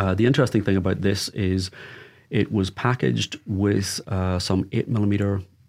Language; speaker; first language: English; native; English